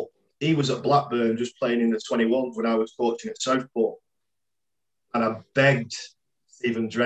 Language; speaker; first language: English; native; English